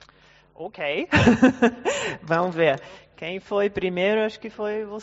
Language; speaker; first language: Portuguese; non-native, fluent; German